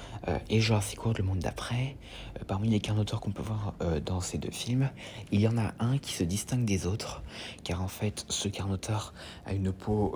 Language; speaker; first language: French; native; French